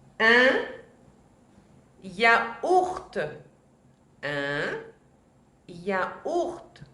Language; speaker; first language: French; non-native, fluent; Spanish